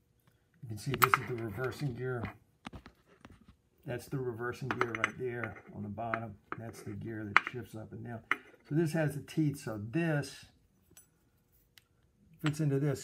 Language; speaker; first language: English; native; English